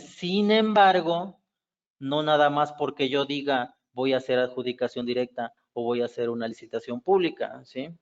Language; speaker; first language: Spanish; native; Spanish